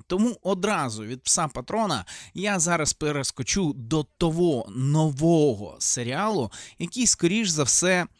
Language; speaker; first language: Ukrainian; native; Ukrainian